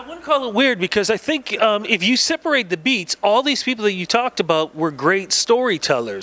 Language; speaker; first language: English; native; English